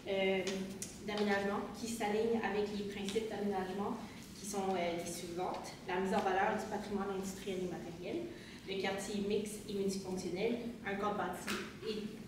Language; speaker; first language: French; native; French